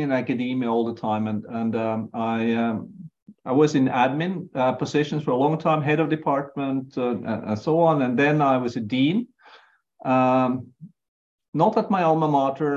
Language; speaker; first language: English; non-native, fluent; Norwegian